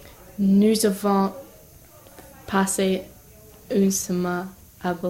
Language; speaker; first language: French; non-native, learner; English